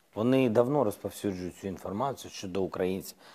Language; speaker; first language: Ukrainian; non-native, local second language; Russian